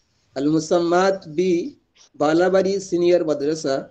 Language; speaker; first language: Arabic; non-native, learner; Bangla